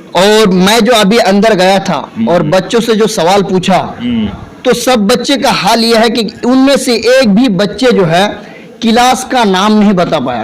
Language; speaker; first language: Hindi; non-native, local second language; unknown